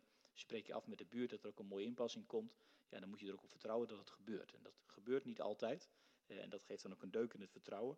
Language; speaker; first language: Dutch; native; Dutch